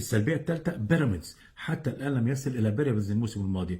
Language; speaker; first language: Arabic; native; Arabic